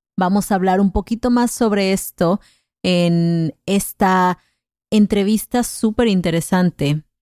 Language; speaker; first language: Spanish; native; Spanish